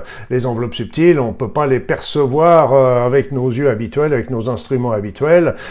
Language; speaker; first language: French; native; French